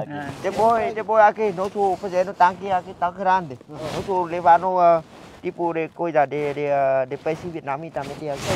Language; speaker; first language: Portuguese; non-native, learner; Vietnamese